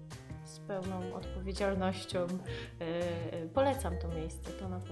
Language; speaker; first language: Polish; native; Polish